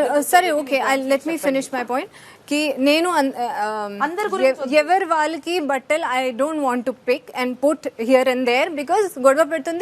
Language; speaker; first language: Telugu; non-native, learner; Hindi